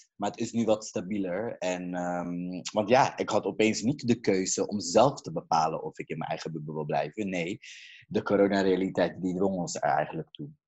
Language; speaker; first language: Dutch; early bilingual, other home language; Caribbean Hindustani